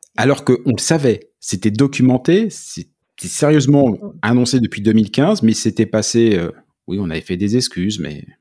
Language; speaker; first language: French; native; French